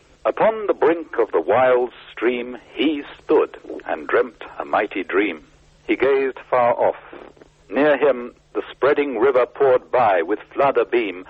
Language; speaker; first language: English; native; English